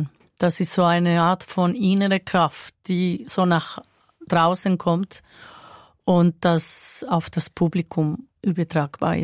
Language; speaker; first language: German; non-native, fluent; Spanish